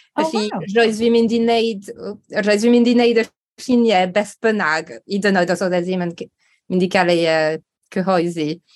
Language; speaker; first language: Welsh; non-native, local second language; English